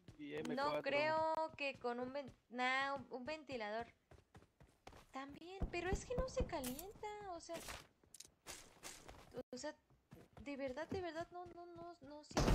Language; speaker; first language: Spanish; native; Spanish